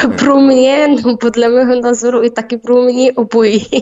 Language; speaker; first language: Czech; non-native, learner; Arabic